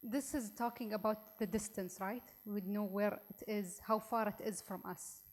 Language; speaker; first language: English; non-native, local second language; Arabic